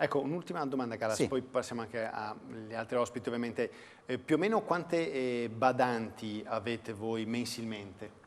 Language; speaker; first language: Italian; native; Italian